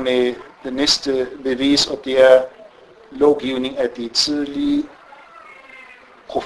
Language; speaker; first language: Danish; non-native, fluent; Arabic